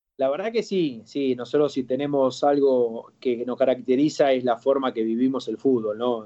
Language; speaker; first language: Spanish; native; Spanish